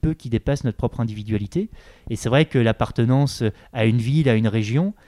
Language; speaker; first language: French; native; French